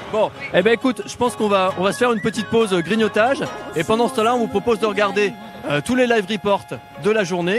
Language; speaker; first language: French; native; French